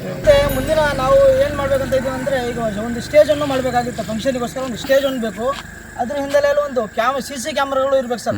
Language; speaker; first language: Kannada; non-native, local second language; Urdu